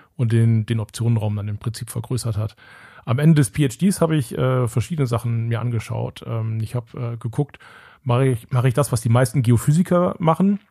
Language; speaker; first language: German; native; German